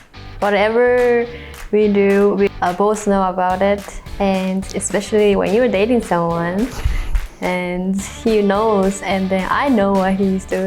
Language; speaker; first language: English; non-native, fluent; Japanese